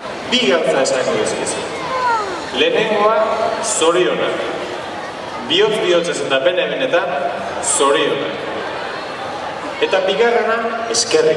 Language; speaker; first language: Basque; native; Basque